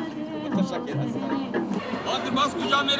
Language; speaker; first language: Persian; non-native, learner; Hindi